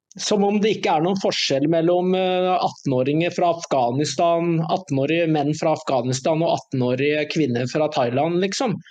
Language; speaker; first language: Norwegian; native; Norwegian